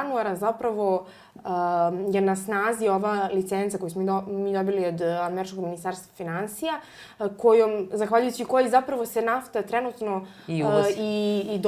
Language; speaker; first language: Serbian; native; Serbian